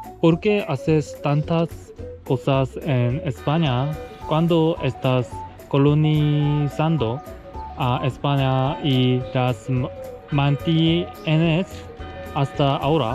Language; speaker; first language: Spanish; non-native, learner; Korean